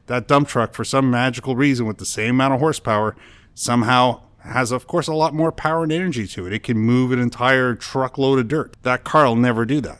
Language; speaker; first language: English; native; English